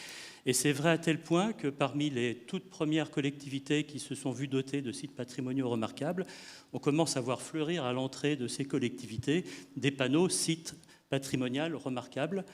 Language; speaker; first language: French; native; French